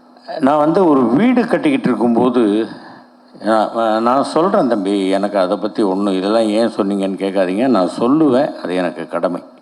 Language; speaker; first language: Tamil; native; Tamil